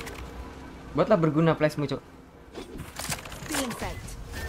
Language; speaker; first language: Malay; non-native, local second language; Javanese